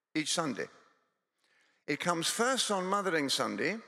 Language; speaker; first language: English; native; English